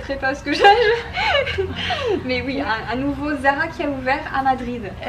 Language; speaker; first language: French; native; French